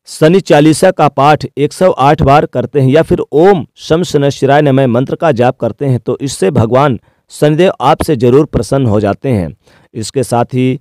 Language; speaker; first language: Hindi; native; Hindi